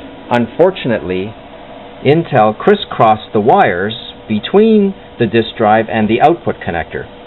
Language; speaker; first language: English; native; English